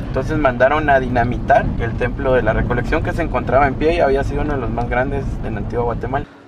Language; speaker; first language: Spanish; native; Spanish